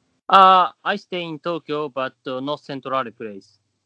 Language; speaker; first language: English; non-native, learner; Japanese